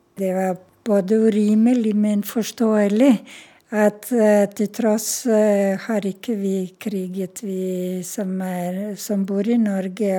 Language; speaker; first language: Norwegian; non-native, fluent; Serbian